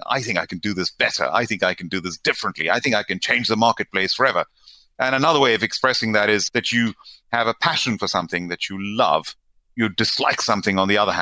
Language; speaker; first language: English; non-native, local second language; Gujarati